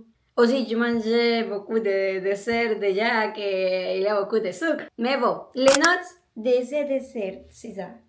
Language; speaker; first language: French; non-native, learner; Spanish